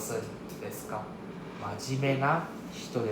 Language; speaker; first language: Japanese; non-native, fluent; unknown